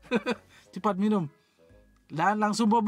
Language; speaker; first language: Indonesian; native; Indonesian